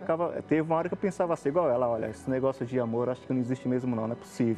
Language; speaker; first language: Portuguese; native; Portuguese